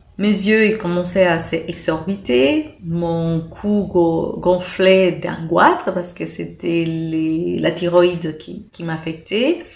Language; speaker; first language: French; non-native, fluent; Spanish